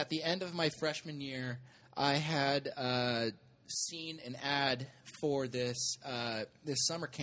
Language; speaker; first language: English; native; English